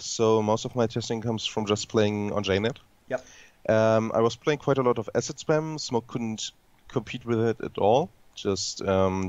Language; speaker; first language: English; non-native, fluent; German